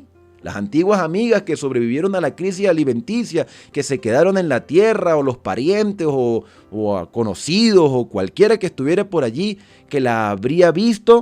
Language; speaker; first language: Spanish; native; Spanish